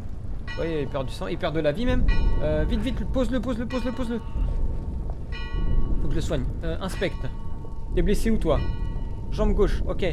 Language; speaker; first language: French; native; French